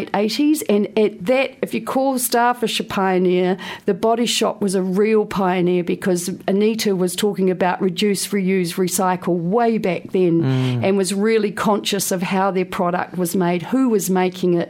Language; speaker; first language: English; native; English